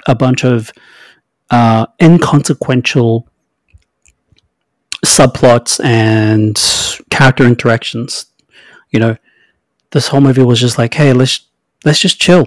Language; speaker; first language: English; native; English